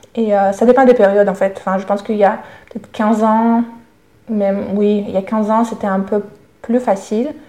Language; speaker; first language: French; non-native, fluent; Russian